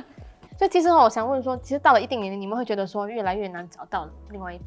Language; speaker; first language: Chinese; native; Chinese